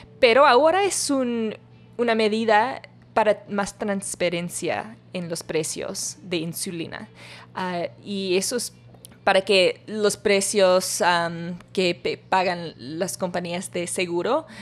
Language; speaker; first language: Spanish; non-native, learner; English